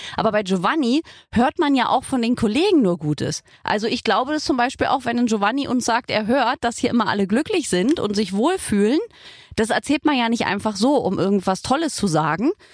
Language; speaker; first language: German; native; German